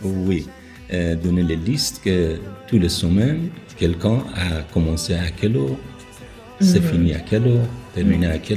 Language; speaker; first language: French; non-native, learner; Persian